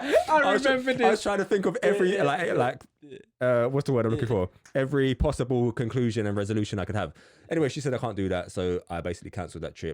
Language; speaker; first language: English; native; English